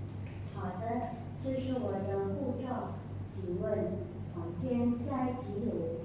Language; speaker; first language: Chinese; non-native, learner; Indonesian